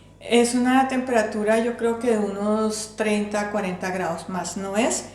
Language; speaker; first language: Spanish; native; Spanish